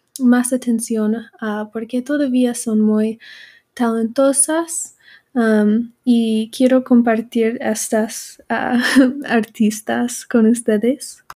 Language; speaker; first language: Spanish; non-native, learner; English